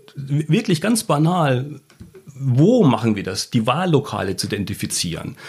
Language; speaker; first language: German; native; German